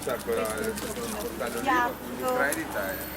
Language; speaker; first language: Italian; native; Italian